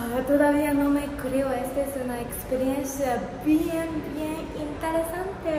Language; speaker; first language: Spanish; non-native, learner; Japanese